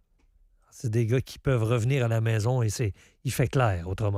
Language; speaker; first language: French; native; French